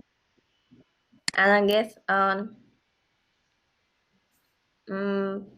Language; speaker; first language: English; non-native, learner; Vietnamese